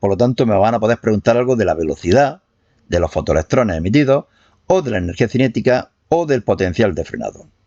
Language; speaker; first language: Spanish; native; Spanish